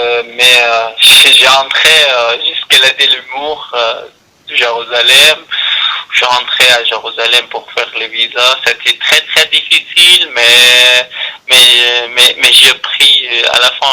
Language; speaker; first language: French; non-native, learner; Arabic